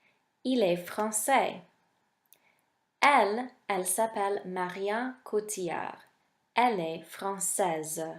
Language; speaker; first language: French; non-native, fluent; English